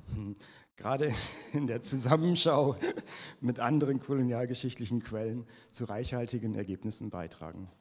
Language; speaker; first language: German; native; German